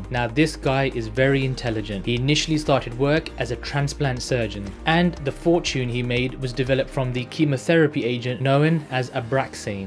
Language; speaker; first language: English; native; English